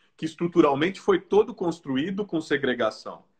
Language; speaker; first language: Portuguese; native; Portuguese